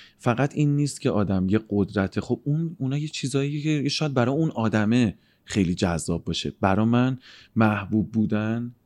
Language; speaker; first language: Persian; native; Persian